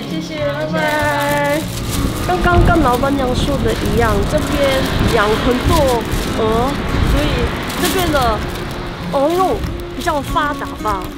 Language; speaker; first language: Chinese; non-native, fluent; Korean